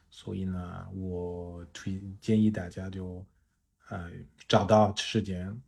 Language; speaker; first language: Chinese; non-native, fluent; French